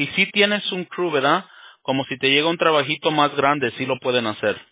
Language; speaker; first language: Spanish; early bilingual, heritage; Spanish